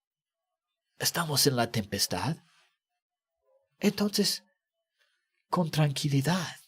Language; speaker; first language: Spanish; non-native, fluent; English